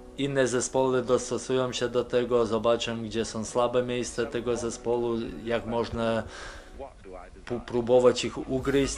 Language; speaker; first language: Polish; non-native, fluent; Lithuanian